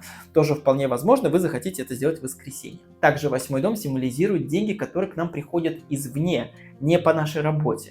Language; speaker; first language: Russian; native; Russian